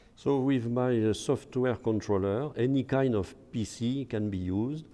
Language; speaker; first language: English; non-native, fluent; French